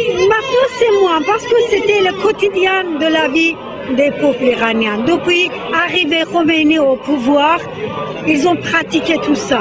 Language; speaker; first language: French; non-native, learner; Persian